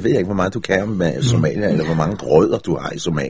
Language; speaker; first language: Danish; non-native, fluent; Hebrew